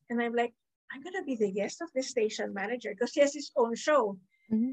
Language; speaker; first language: English; non-native, local second language; Filipino